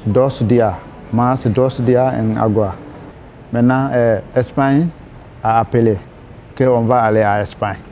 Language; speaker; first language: Spanish; non-native, learner; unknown